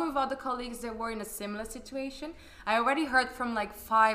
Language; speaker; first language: English; non-native, fluent; Portuguese